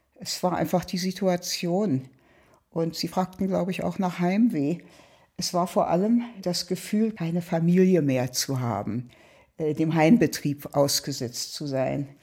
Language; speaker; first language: German; native; German